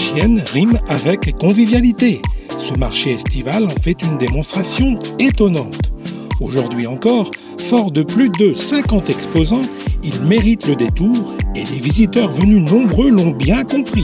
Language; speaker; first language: French; native; French